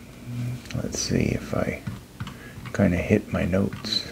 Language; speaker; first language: English; native; English